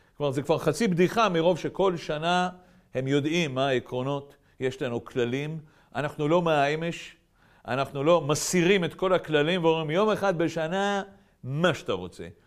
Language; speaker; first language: Hebrew; native; Hebrew